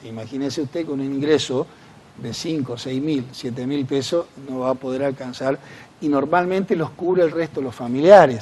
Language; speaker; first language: Spanish; native; Spanish